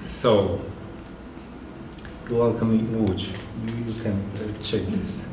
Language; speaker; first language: English; non-native, learner; Polish